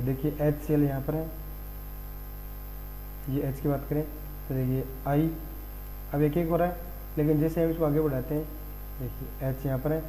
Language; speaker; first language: Hindi; native; Hindi